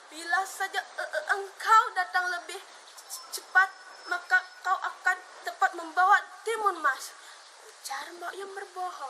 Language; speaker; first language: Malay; non-native, local second language; Balinese